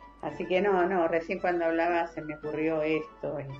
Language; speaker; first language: Spanish; native; Spanish